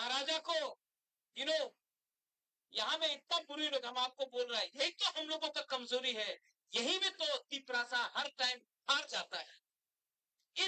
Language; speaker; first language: Hindi; non-native, local second language; Kok Borok